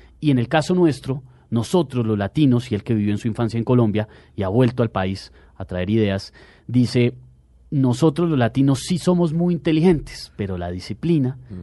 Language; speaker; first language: Spanish; native; Spanish